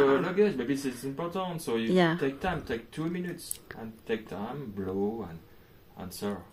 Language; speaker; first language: English; non-native, learner; French